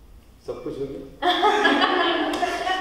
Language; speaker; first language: Hindi; non-native, local second language; Bangla